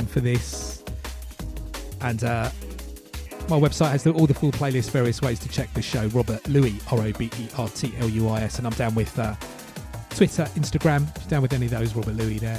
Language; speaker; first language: English; native; English